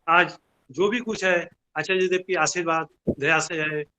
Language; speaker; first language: Hindi; non-native, local second language; Bangla